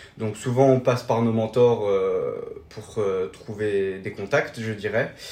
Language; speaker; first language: French; native; French